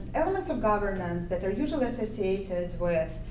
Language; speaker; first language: English; non-native, fluent; Ukrainian